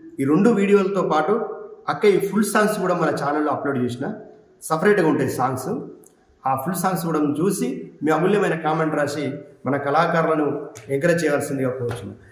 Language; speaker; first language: Telugu; native; Telugu